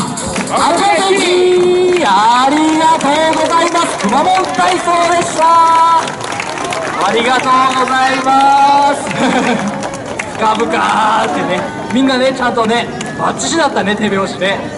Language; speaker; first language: Japanese; native; Japanese